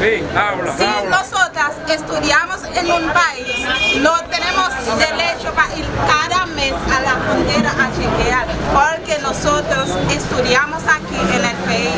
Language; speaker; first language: Spanish; non-native, fluent; Haitian Creole